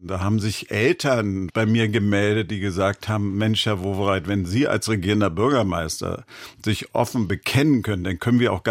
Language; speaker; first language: German; native; German